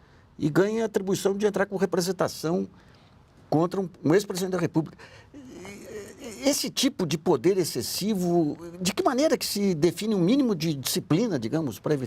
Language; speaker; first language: Portuguese; native; Portuguese